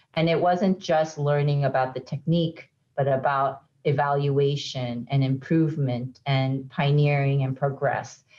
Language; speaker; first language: English; native; English